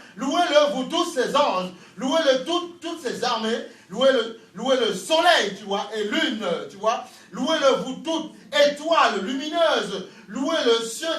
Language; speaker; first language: French; native; French